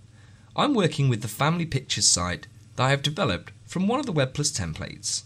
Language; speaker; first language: English; native; English